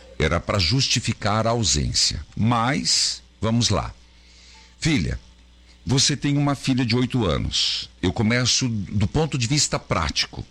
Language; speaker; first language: Portuguese; native; Portuguese